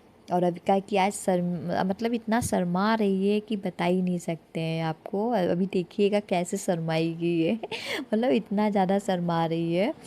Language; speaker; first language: Hindi; native; Hindi